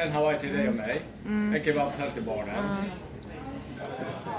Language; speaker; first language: Swedish; native; Swedish